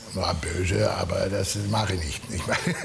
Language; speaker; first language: German; non-native, learner; Dutch